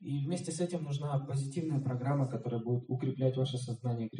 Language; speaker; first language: Russian; native; Russian